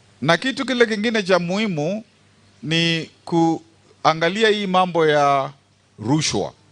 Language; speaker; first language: Swahili; non-native, local second language; Kamba